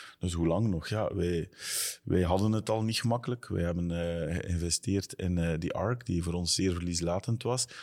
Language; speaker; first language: Dutch; native; Dutch